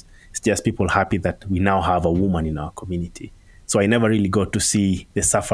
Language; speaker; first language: English; non-native, local second language; Masai